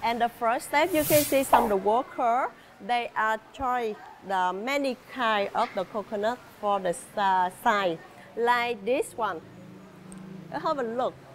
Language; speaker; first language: English; non-native, learner; Vietnamese